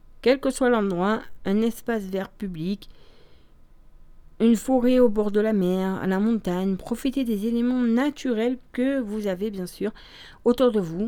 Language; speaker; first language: French; native; French